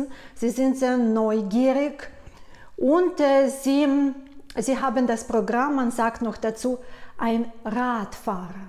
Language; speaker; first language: German; non-native, fluent; Russian